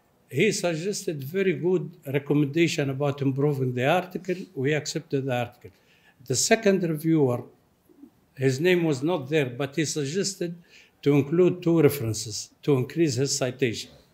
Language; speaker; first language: English; non-native, fluent; Arabic